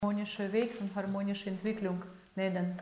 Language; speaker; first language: German; non-native, fluent; Russian